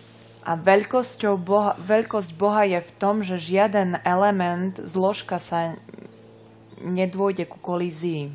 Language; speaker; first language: Slovak; native; Slovak